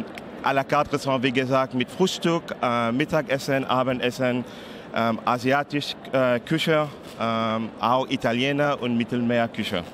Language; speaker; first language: German; non-native, learner; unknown